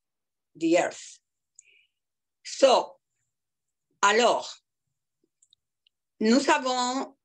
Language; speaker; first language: French; non-native, fluent; Spanish